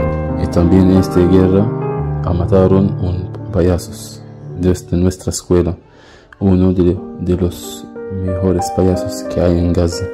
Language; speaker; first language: Spanish; non-native, fluent; Arabic